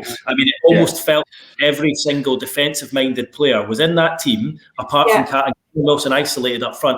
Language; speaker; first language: English; native; English